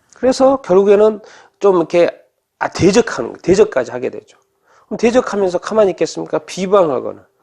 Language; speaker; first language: Korean; native; Korean